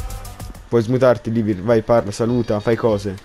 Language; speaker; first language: Italian; native; Italian